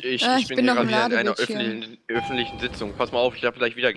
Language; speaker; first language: German; native; German